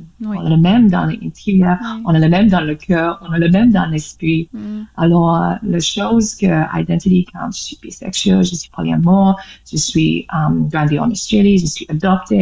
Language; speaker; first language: French; non-native, learner; English